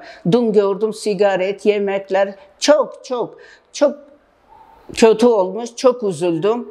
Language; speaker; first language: Turkish; non-native, learner; Armenian